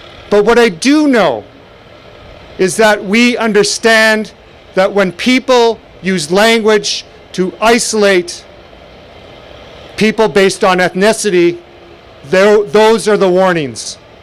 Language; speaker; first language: English; native; English